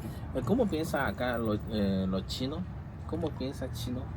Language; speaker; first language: Spanish; non-native, learner; Chinese